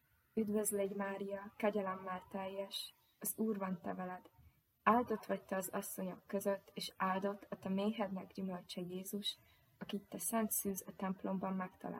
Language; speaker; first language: Hungarian; native; Hungarian